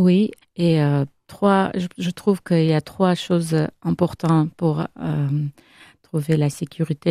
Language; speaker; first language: French; non-native, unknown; Armenian